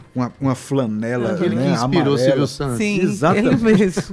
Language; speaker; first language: Portuguese; native; Portuguese